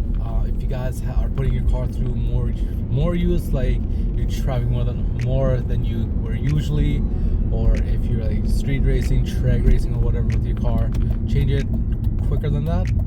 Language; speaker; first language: English; native; English